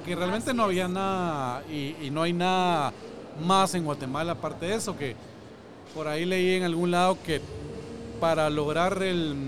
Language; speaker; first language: Spanish; native; Spanish